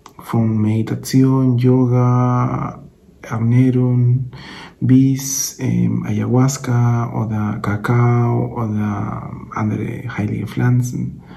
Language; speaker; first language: German; non-native, fluent; Spanish